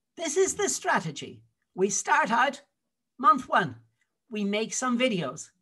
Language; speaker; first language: English; native; English